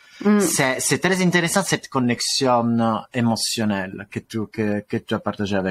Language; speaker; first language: French; non-native, fluent; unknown